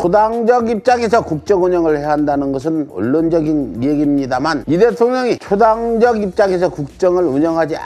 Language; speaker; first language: Korean; native; Korean